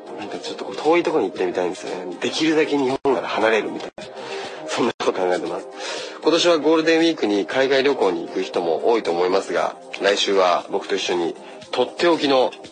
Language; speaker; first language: Japanese; native; Japanese